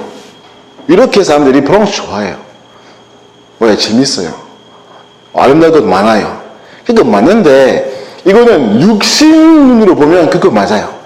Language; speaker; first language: Korean; non-native, learner; French